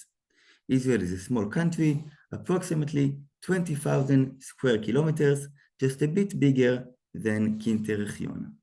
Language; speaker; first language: English; non-native, fluent; Hebrew